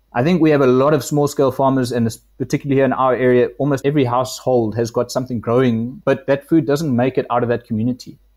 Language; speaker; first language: English; native; English